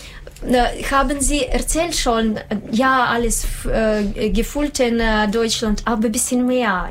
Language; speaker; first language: German; non-native, learner; Russian